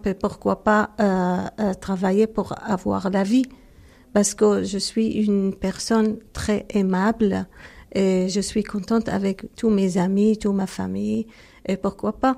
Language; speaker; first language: French; non-native, learner; Arabic